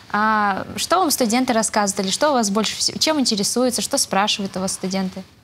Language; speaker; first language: Russian; native; Russian